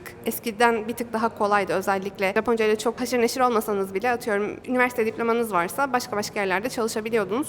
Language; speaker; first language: Turkish; native; Turkish